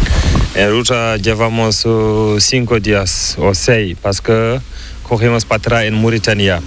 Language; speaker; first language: Spanish; non-native, learner; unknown